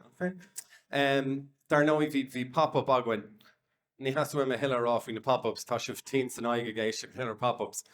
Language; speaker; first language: Irish; non-native, local second language; English